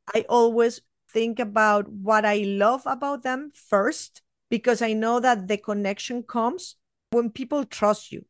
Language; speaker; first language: English; non-native, fluent; Spanish